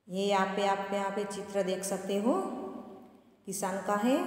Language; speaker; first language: Hindi; non-native, local second language; Gujarati